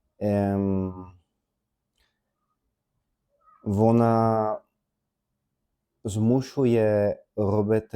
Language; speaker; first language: Polish; non-native, learner; French